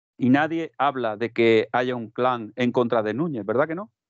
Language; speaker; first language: Spanish; native; Spanish